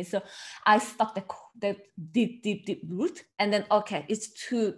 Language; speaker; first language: English; non-native, learner; Korean